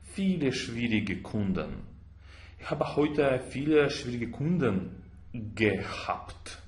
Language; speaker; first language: German; non-native, fluent; Russian